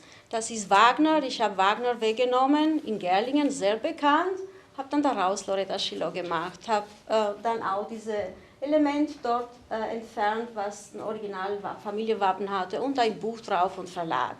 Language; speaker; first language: German; non-native, fluent; Albanian